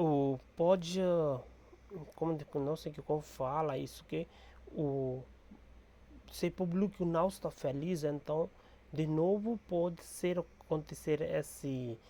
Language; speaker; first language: Portuguese; non-native, learner; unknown